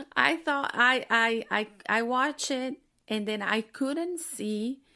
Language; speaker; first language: English; non-native, fluent; Portuguese